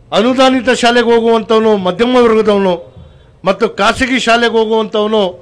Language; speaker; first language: Kannada; non-native, local second language; Urdu